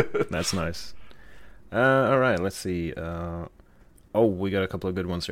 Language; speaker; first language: English; non-native, fluent; Norwegian